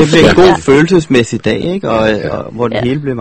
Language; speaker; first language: Danish; native; Danish